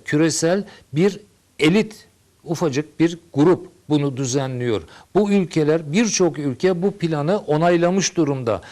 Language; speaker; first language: Turkish; native; Turkish